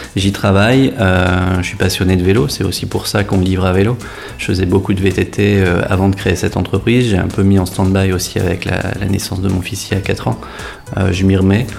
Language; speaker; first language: French; native; French